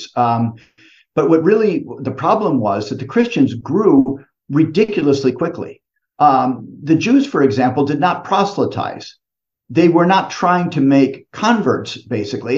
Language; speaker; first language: English; native; English